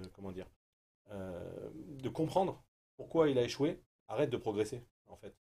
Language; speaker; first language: French; native; French